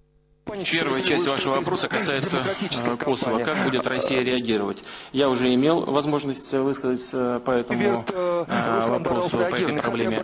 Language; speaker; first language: Russian; native; Russian